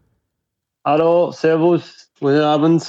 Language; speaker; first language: German; non-native, fluent; Russian